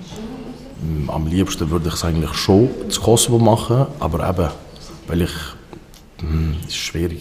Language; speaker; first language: German; early bilingual, other home language; Albanian